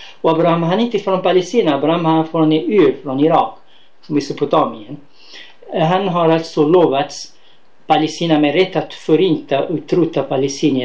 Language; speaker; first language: Swedish; non-native, fluent; Arabic